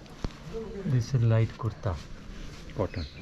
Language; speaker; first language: English; non-native, learner; Hindi